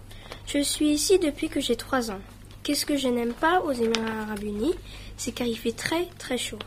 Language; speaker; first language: French; early bilingual, heritage; French